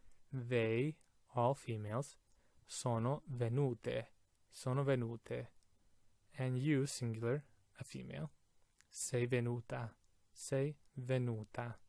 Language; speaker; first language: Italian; non-native, fluent; English